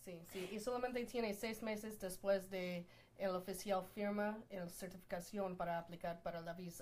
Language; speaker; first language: Spanish; non-native, fluent; English